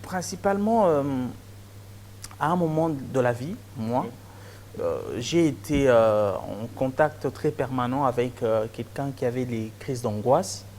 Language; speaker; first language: French; non-native, local second language; Lingala